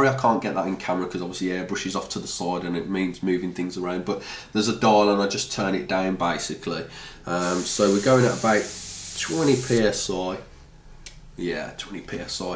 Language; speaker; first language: English; native; English